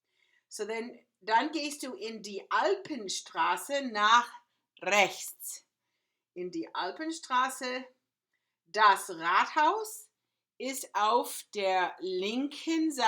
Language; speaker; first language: German; non-native, fluent; English